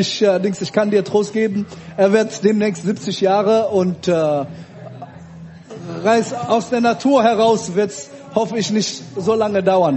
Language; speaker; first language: German; early bilingual, other home language; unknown